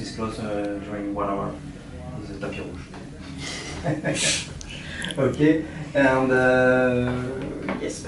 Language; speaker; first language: English; non-native, learner; French